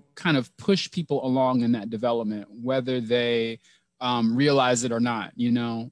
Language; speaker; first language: English; native; English